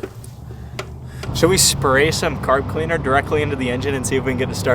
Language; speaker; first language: English; native; English